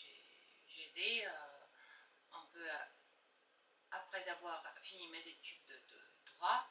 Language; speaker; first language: French; non-native, fluent; Bulgarian